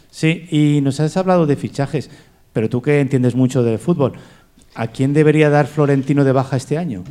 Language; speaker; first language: Spanish; native; Spanish